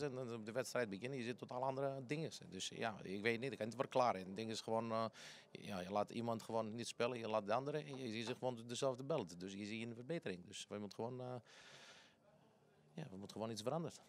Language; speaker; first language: Dutch; non-native, fluent; Greek